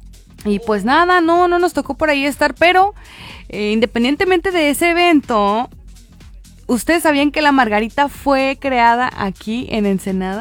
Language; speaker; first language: Spanish; native; Spanish